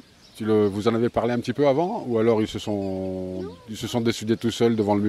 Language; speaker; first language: French; native; French